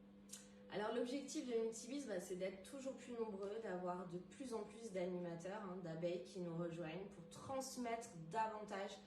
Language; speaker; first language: French; native; French